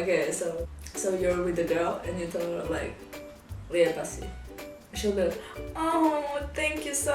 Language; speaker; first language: English; non-native, fluent; Croatian